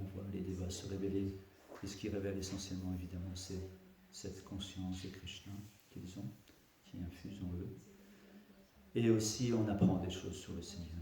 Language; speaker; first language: French; native; French